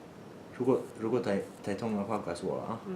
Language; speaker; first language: Chinese; non-native, learner; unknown